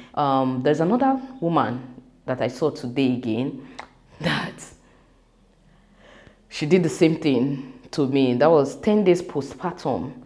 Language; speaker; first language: English; non-native, local second language; Yoruba